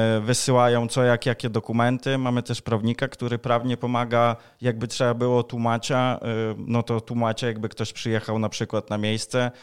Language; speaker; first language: Polish; non-native, fluent; Ukrainian